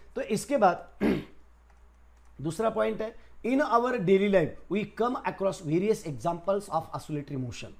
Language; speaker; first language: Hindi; non-native, local second language; Marathi